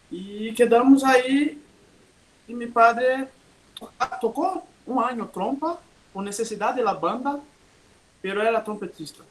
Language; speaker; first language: Spanish; non-native, learner; Portuguese